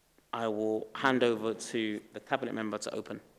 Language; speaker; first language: English; native; English